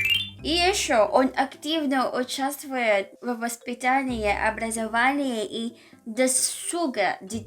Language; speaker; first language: Russian; non-native, learner; Filipino